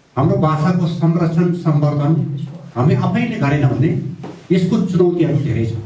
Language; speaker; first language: Nepali; non-native, local second language; Gurung